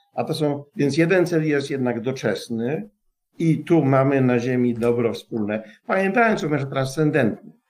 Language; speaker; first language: Polish; native; Polish